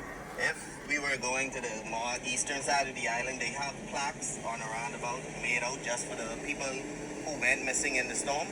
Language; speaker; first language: English; native; English